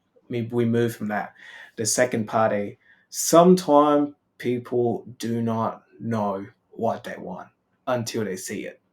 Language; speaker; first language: English; non-native, fluent; Vietnamese